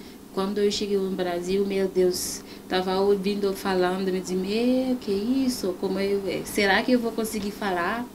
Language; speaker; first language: Portuguese; non-native, learner; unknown